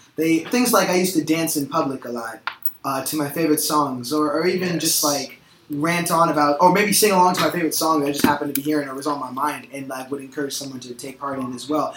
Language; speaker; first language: English; native; English